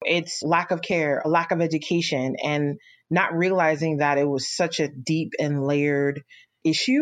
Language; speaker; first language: English; native; English